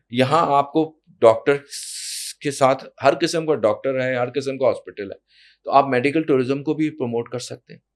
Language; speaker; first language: Urdu; native; Urdu